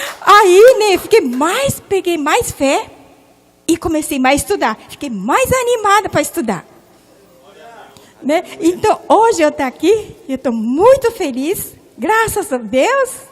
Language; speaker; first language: Portuguese; non-native, local second language; Japanese